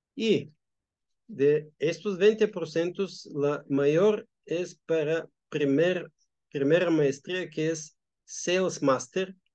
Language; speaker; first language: Spanish; non-native, fluent; Bulgarian